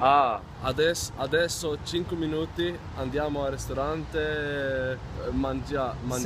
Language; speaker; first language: Italian; non-native, learner; Swedish